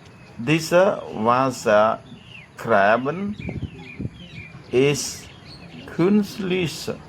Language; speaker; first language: German; non-native, fluent; Khmer